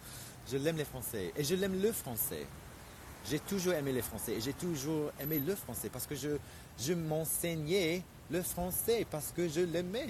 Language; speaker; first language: French; non-native, fluent; English